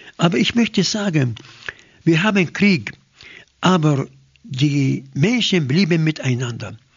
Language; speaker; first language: German; non-native, fluent; Arabic